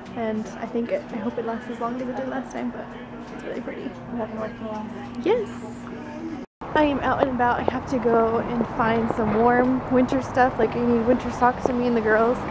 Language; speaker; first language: English; native; English